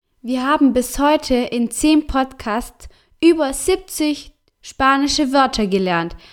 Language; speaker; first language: German; non-native, fluent; Spanish